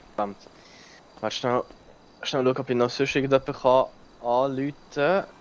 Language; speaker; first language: German; native; German